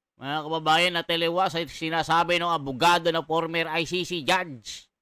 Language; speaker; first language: Filipino; native; Filipino